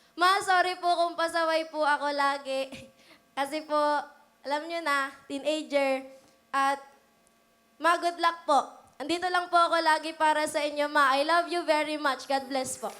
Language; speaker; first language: Filipino; native; Filipino